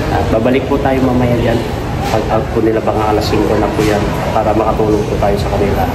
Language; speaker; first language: Filipino; non-native, local second language; Iloko